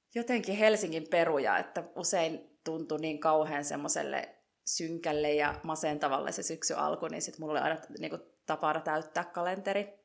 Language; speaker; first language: Finnish; native; Finnish